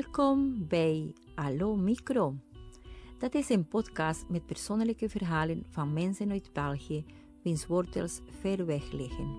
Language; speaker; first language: Dutch; early bilingual, heritage; Spanish